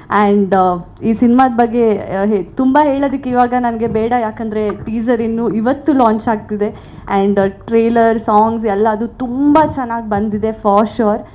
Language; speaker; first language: Kannada; non-native, local second language; Tulu